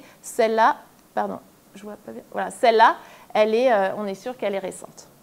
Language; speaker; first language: French; native; French